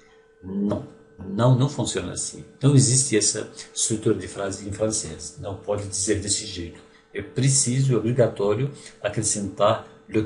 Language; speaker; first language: Portuguese; non-native, fluent; French